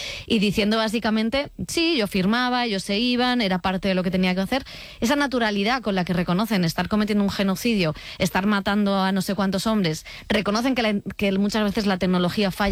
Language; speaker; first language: Spanish; native; Spanish